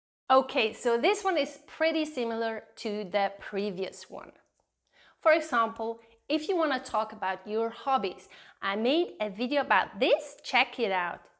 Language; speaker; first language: English; non-native, fluent; Swiss German